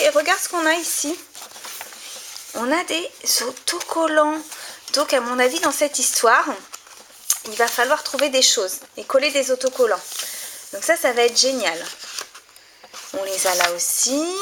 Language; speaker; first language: French; native; French